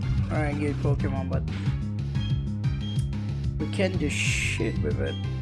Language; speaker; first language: English; non-native, fluent; Portuguese